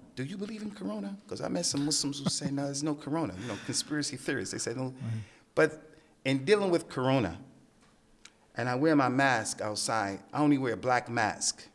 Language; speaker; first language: English; native; English